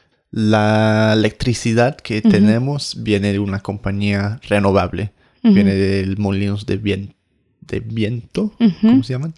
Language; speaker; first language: Spanish; non-native, fluent; English